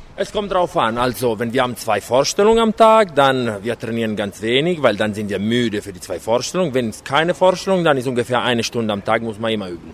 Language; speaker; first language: German; non-native, learner; Italian